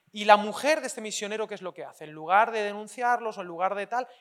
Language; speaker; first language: Spanish; native; Spanish